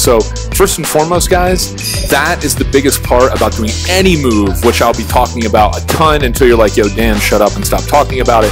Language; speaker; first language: English; native; English